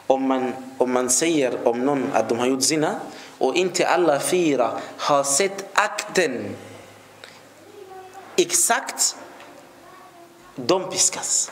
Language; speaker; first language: Swedish; non-native, fluent; Arabic